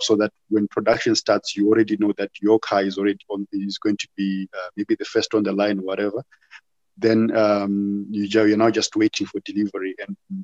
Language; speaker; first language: English; non-native, local second language; Shona